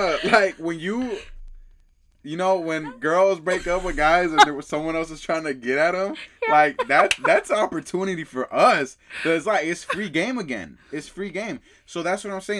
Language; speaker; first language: English; early bilingual, other home language; Spanish